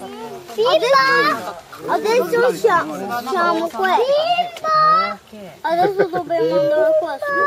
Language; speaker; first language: Italian; early bilingual, heritage; Italian